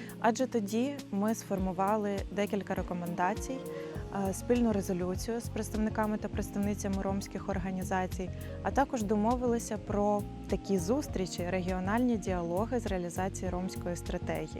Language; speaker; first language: Ukrainian; native; Ukrainian